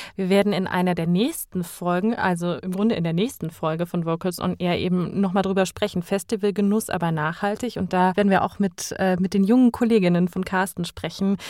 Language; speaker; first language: German; native; German